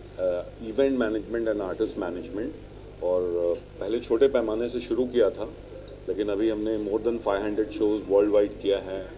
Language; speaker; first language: Hindi; native; Hindi